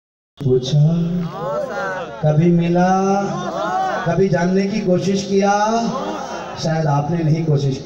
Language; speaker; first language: Hindi; native; Hindi